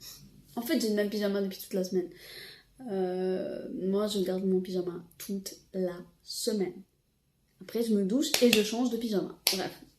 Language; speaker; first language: French; non-native, local second language; Arabic